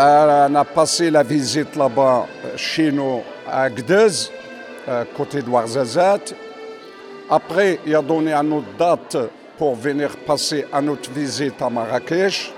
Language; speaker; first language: French; non-native, fluent; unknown